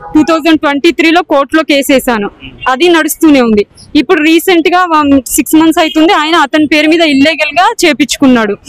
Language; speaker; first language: Telugu; native; Telugu